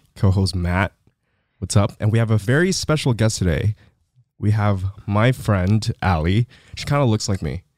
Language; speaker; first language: English; early bilingual, other home language; Filipino